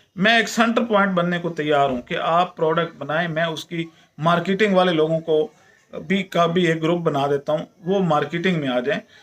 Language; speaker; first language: Urdu; non-native, local second language; Punjabi